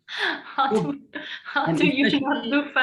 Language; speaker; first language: English; non-native, fluent; French